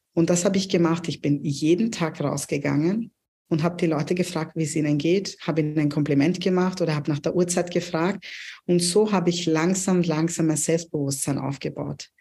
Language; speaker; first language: German; non-native, fluent; Urdu